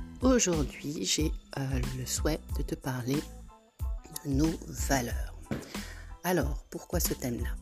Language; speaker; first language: French; native; French